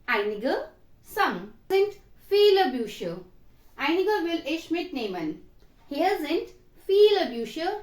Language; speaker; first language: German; non-native, fluent; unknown